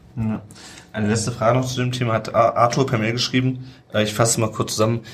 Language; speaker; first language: German; native; German